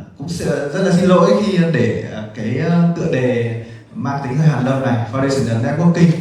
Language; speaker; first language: Vietnamese; native; Vietnamese